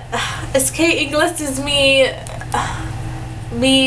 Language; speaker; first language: Spanish; early bilingual, heritage; English